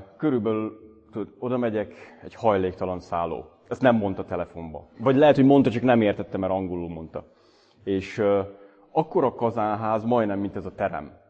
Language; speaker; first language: Hungarian; native; Hungarian